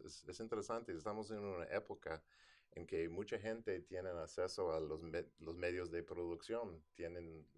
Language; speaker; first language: Spanish; non-native, fluent; English